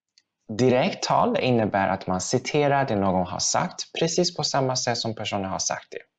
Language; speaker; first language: Swedish; non-native, fluent; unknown